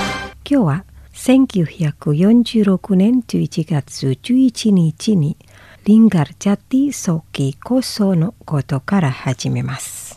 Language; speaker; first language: Japanese; non-native, fluent; Indonesian